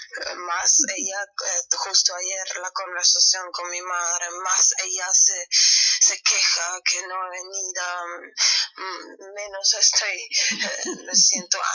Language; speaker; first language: Spanish; non-native, fluent; German